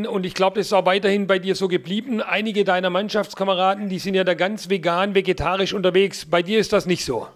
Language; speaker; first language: German; native; German